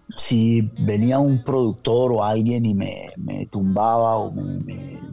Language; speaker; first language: Spanish; native; Spanish